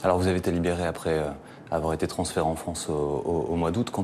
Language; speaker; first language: French; native; French